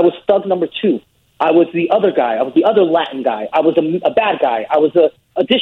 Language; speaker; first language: English; native; English